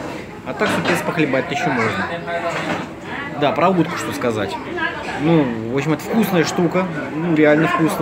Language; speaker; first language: Russian; native; Russian